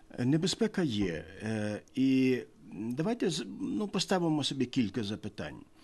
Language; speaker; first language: Ukrainian; native; Ukrainian